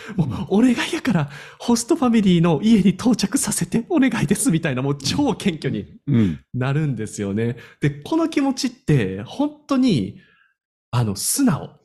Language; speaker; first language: Japanese; native; Japanese